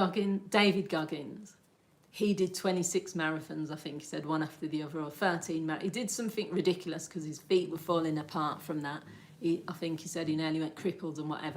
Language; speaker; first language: English; native; English